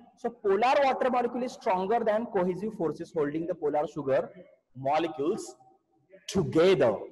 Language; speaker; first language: English; non-native, local second language; Marathi